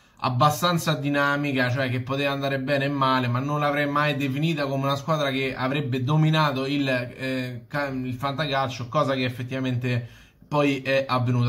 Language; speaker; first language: Italian; native; Italian